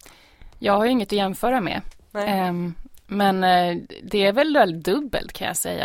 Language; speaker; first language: Swedish; native; Swedish